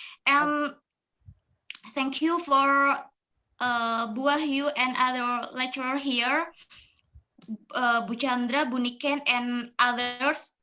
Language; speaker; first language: English; non-native, learner; Indonesian